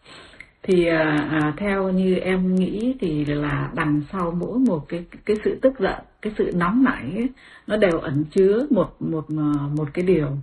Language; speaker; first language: Vietnamese; native; Vietnamese